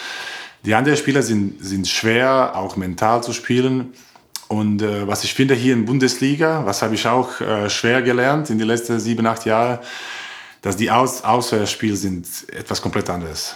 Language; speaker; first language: German; non-native, learner; Croatian